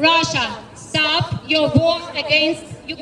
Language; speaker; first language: English; non-native, fluent; Ukrainian